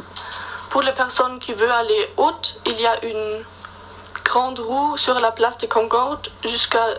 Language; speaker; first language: French; non-native, learner; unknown